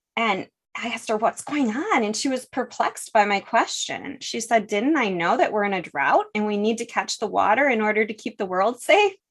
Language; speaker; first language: English; native; English